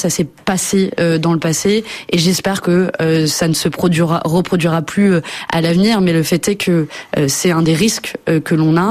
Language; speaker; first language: French; native; French